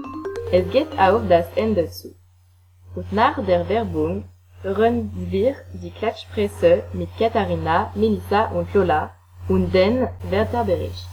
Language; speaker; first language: German; non-native, learner; French